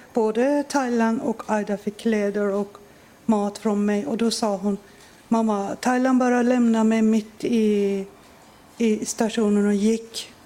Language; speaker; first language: Swedish; non-native, fluent; Persian